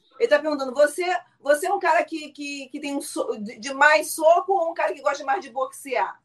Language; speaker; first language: Portuguese; native; Portuguese